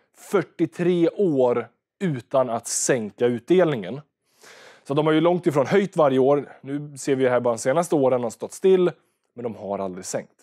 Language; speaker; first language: Swedish; native; Swedish